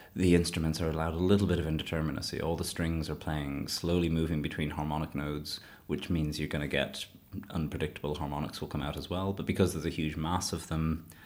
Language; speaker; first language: English; native; English